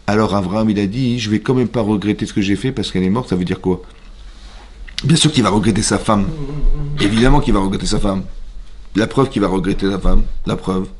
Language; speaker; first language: French; native; French